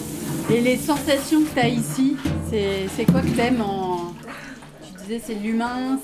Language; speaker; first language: French; native; French